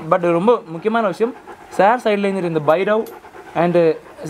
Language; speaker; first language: Tamil; native; Tamil